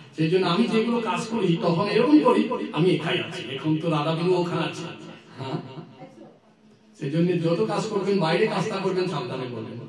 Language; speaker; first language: Bangla; non-native, learner; Assamese